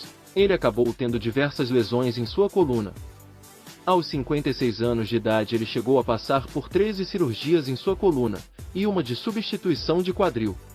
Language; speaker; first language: Portuguese; native; Portuguese